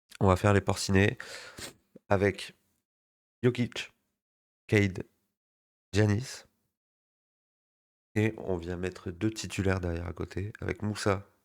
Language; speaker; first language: French; native; French